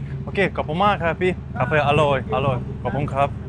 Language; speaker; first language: Thai; non-native, learner; Russian